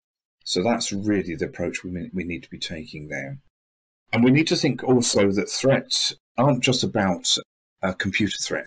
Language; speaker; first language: English; native; English